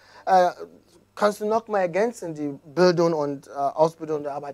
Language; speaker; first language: German; non-native, learner; Akan